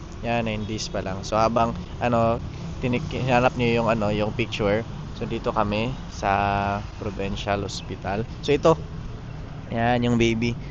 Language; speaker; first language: Filipino; non-native, local second language; Cebuano